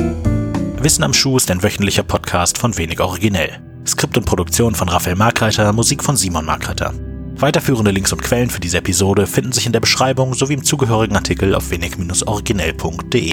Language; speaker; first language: German; native; German